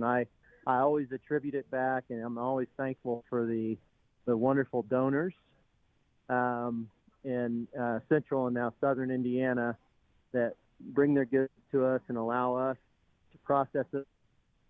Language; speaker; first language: English; native; English